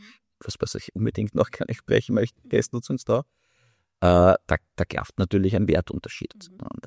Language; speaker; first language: German; native; German